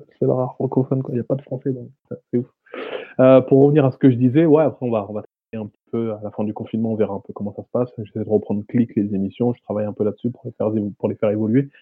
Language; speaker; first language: French; early bilingual, other home language; Wolof